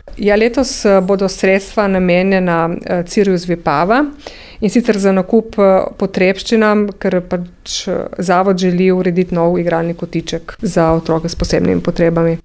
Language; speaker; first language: Slovenian; native; Slovenian